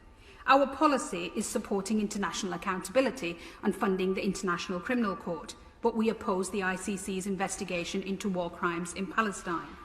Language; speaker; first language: English; native; English